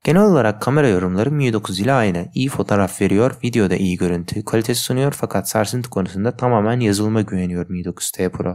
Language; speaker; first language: Turkish; native; Turkish